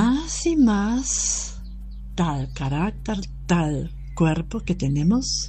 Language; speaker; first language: Spanish; non-native, fluent; German